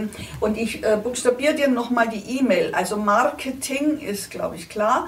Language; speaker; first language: German; native; German